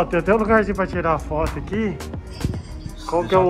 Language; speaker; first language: Portuguese; native; Portuguese